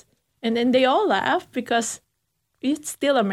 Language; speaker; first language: English; non-native, local second language; Filipino